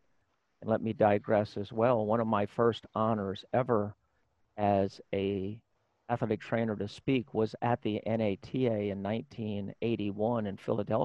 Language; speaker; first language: English; native; English